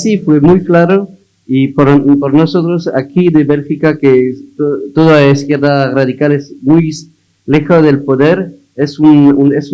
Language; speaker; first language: Spanish; non-native, learner; French